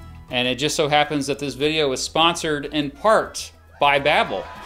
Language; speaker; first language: English; native; English